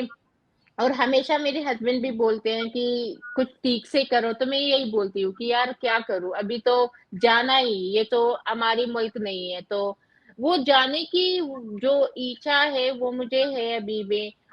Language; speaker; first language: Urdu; non-native, fluent; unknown